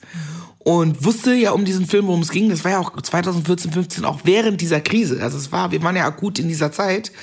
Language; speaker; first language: German; native; German